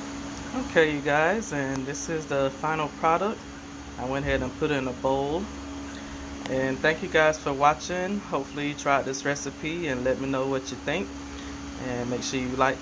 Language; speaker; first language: English; native; English